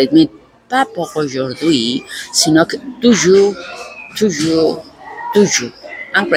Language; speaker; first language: French; non-native, learner; Spanish